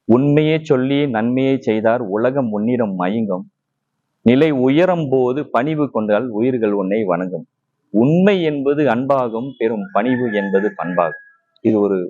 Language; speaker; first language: Tamil; non-native, local second language; Chinese